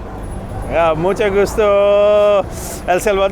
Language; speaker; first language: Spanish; non-native, learner; Hindi